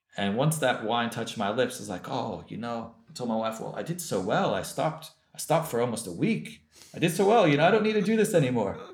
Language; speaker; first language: English; native; English